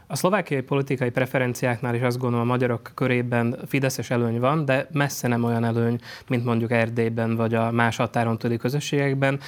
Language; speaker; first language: Hungarian; native; Hungarian